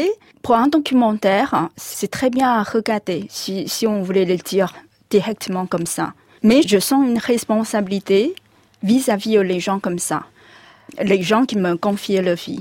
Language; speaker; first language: French; non-native, fluent; Chinese